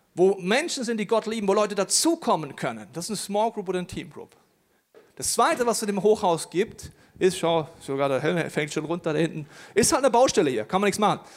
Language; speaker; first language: German; native; German